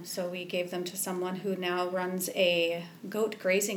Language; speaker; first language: English; native; English